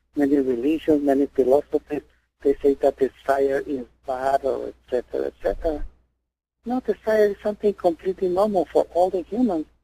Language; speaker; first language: English; non-native, fluent; Spanish